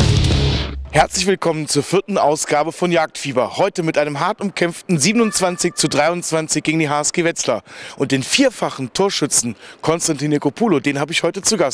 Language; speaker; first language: German; native; German